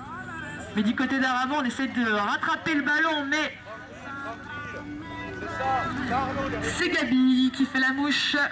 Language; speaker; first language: French; native; French